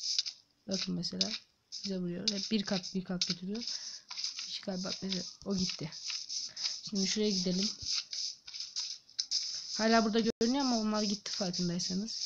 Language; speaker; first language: Turkish; native; Turkish